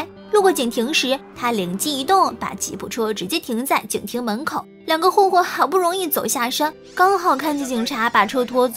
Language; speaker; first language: Chinese; native; Chinese